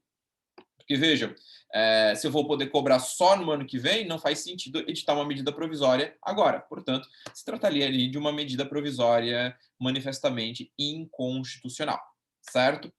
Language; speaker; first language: Portuguese; native; Portuguese